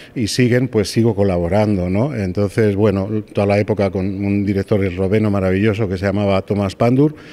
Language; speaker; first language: Spanish; native; Spanish